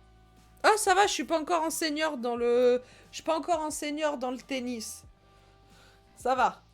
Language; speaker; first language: French; native; French